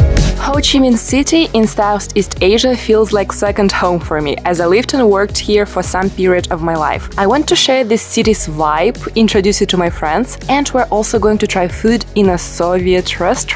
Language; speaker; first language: English; non-native, fluent; Russian